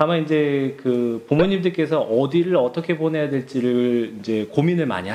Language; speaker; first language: Korean; native; Korean